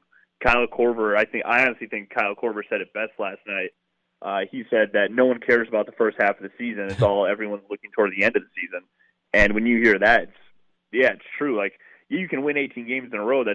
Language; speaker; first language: English; native; English